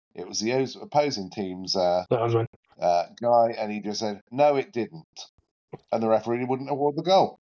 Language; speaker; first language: English; native; English